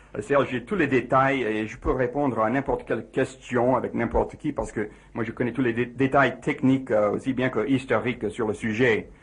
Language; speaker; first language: French; non-native, fluent; English